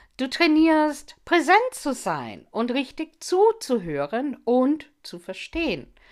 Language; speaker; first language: German; non-native, fluent; English